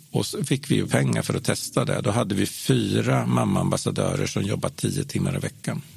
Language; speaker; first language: Swedish; native; Swedish